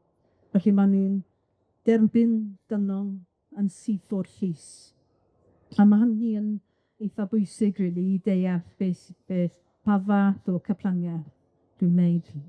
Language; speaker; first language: Welsh; non-native, local second language; English